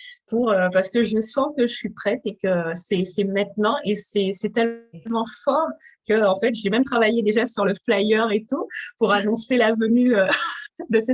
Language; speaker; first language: French; native; French